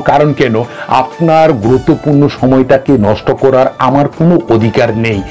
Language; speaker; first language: Bangla; non-native, local second language; Kok Borok